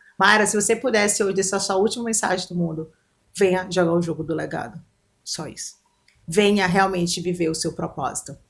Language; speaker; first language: Portuguese; native; Portuguese